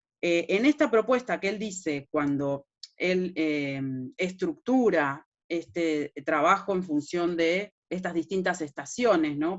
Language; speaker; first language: Spanish; native; Spanish